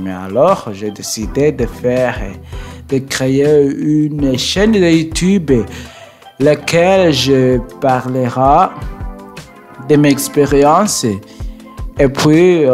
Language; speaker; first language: French; non-native, learner; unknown